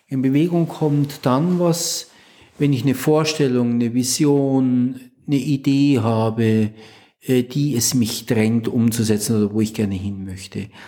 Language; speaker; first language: German; native; German